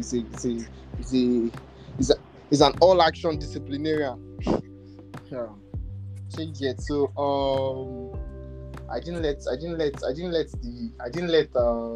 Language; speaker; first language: English; non-native, local second language; Yoruba